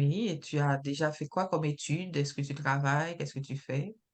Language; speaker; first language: French; native; French